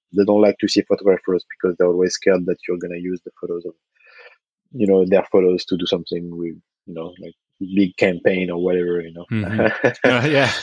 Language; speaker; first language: English; non-native, fluent; French